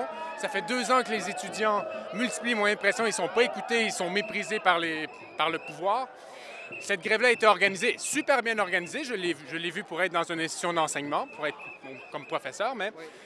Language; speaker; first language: French; native; French